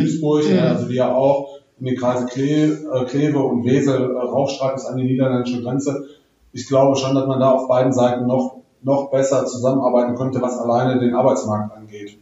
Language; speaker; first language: German; native; German